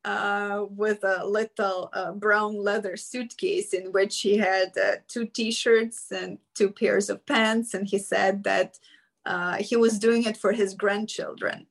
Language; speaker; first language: English; non-native, fluent; Ukrainian